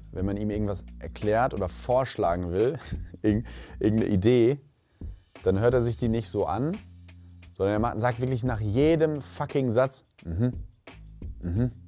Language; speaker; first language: German; native; German